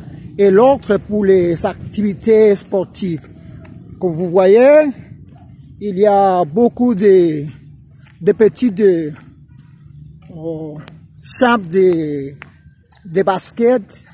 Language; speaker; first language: French; non-native, fluent; Spanish